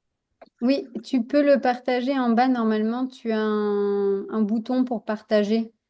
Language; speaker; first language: French; native; French